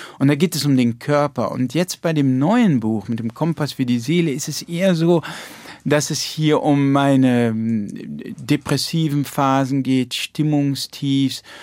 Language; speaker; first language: German; early bilingual, heritage; German